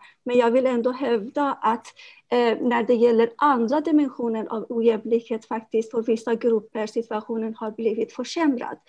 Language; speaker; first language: Swedish; non-native, fluent; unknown